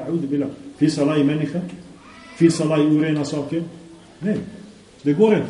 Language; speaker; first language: Swedish; early bilingual, other home language; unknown